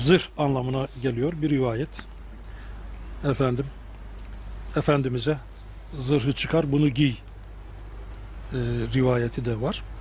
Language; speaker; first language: Turkish; native; Turkish